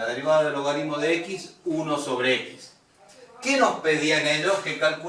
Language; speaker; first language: Spanish; native; Spanish